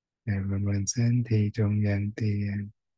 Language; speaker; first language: Chinese; non-native, fluent; Thai